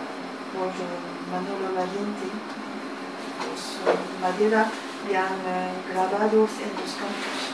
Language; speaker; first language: Spanish; early bilingual, heritage; French